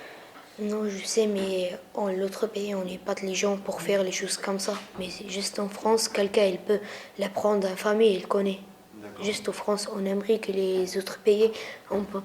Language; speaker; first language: French; non-native, learner; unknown